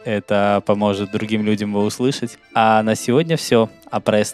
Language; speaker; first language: Russian; native; Russian